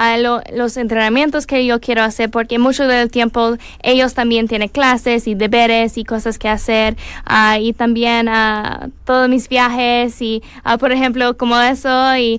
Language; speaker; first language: Spanish; non-native, learner; English